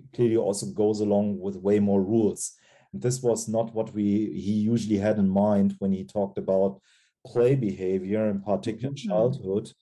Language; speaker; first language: English; non-native, fluent; German